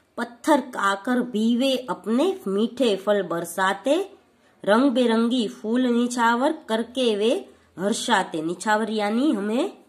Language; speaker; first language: Hindi; non-native, local second language; Gujarati